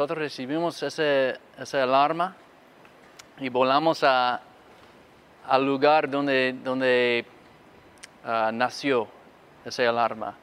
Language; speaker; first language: Spanish; non-native, fluent; English